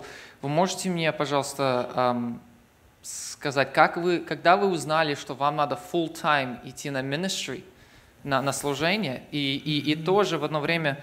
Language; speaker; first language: Russian; early bilingual, heritage; Russian